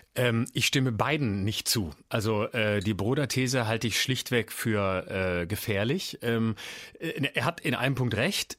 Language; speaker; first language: German; native; German